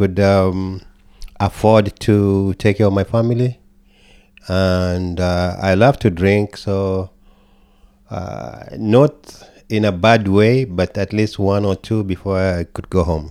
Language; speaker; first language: English; non-native, local second language; Gusii